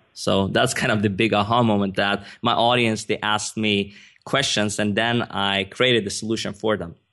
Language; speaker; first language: English; non-native, fluent; Swedish